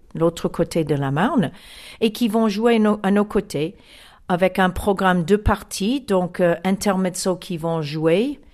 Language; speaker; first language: French; non-native, fluent; English